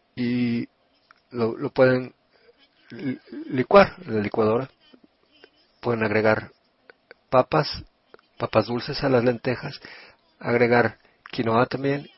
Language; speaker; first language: Spanish; non-native, fluent; Italian